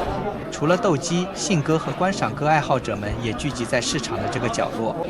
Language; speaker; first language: Chinese; native; Chinese